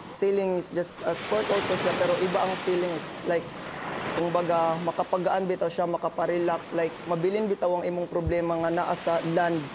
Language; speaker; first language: English; non-native, local second language; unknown